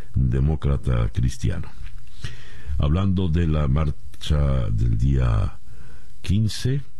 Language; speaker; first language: Spanish; native; Spanish